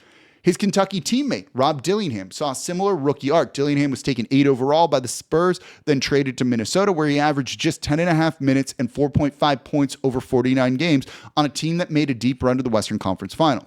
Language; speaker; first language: English; native; English